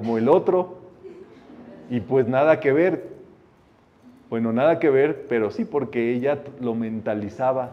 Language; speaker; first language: Spanish; native; Spanish